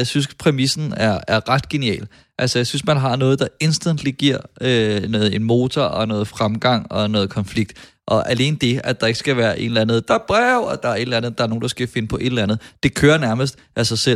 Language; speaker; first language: Danish; native; Danish